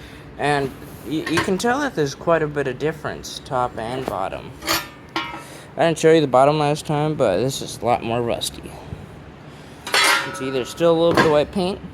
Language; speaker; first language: English; native; English